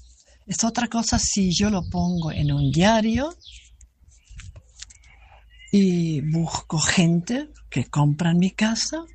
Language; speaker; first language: Spanish; non-native, fluent; German